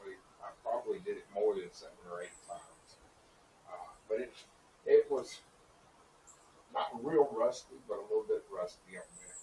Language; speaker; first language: English; native; English